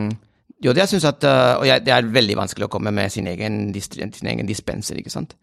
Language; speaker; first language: Norwegian; non-native, fluent; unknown